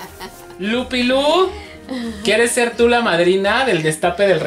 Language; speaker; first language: Spanish; native; Spanish